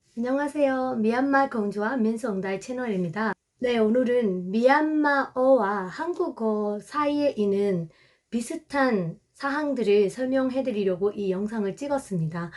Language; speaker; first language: Korean; non-native, fluent; Burmese